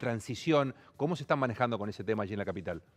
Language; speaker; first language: Spanish; native; Spanish